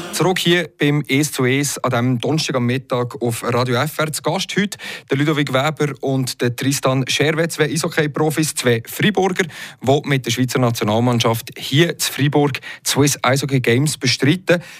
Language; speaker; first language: German; native; German